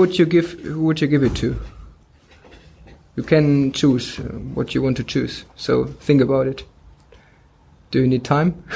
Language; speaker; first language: English; non-native, fluent; German